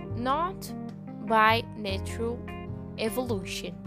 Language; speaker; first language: English; non-native, fluent; Portuguese